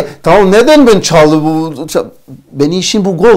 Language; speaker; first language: Turkish; non-native, learner; Portuguese